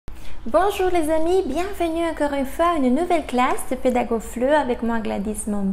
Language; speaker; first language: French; non-native, fluent; Spanish